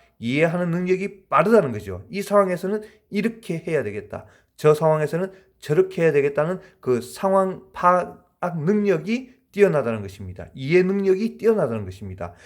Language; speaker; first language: Korean; native; Korean